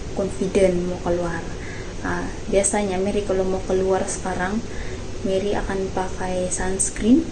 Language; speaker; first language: Malay; native; Malay